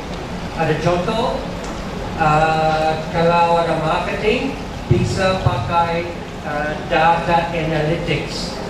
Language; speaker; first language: Indonesian; non-native, learner; English